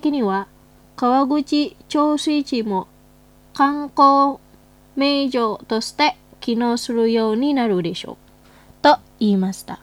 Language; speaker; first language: Japanese; non-native, fluent; Indonesian